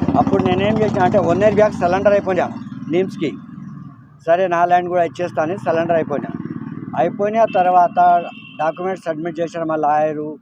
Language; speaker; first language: Telugu; non-native, local second language; Urdu